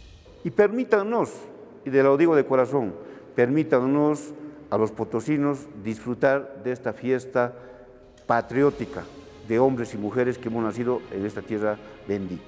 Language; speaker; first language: Spanish; native; Spanish